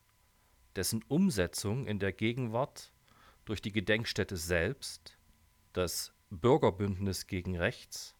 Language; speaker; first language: German; native; German